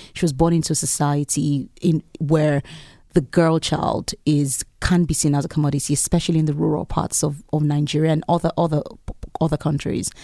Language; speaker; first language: English; non-native, local second language; Yoruba